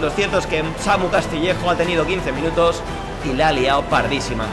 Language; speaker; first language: Spanish; native; Spanish